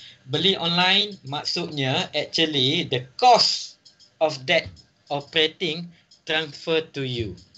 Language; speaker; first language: English; non-native, local second language; Malay